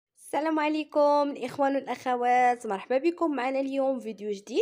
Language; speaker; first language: Arabic; native; Arabic